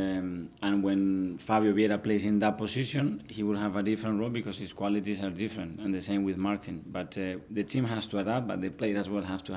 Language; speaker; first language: English; non-native, fluent; Spanish